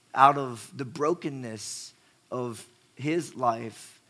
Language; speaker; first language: English; native; English